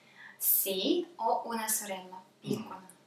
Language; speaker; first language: Italian; non-native, learner; Russian